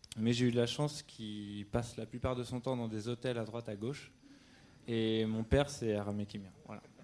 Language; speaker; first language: French; native; French